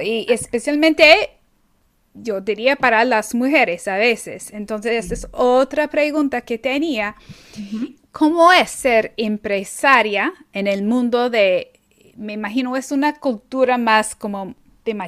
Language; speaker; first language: Spanish; non-native, fluent; English